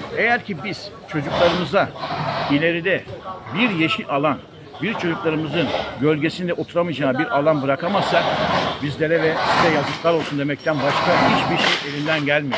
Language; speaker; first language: Turkish; native; Turkish